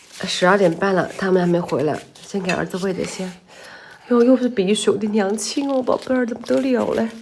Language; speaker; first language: Chinese; native; Chinese